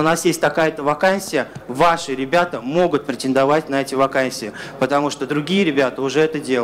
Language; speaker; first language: Russian; native; Russian